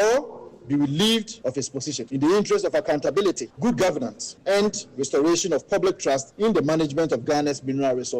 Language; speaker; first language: English; native; English